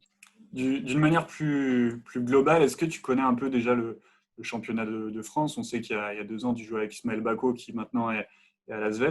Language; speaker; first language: French; native; French